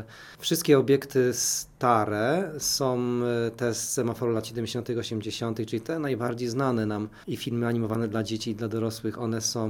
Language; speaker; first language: Polish; native; Polish